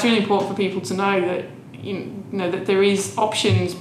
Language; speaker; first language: English; native; English